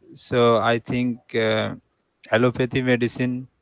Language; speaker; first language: English; non-native, learner; Bangla